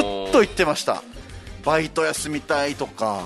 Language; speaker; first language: Japanese; native; Japanese